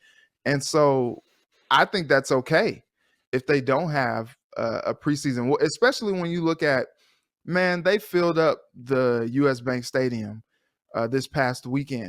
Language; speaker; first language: English; native; English